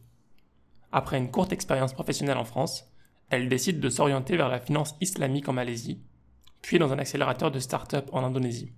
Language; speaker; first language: French; native; French